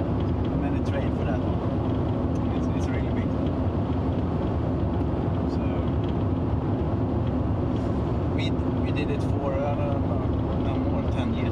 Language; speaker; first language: English; non-native, fluent; Swedish